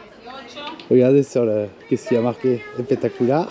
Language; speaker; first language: French; native; French